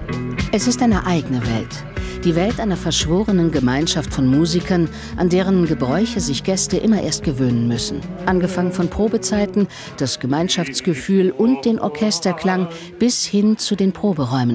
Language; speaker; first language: German; native; German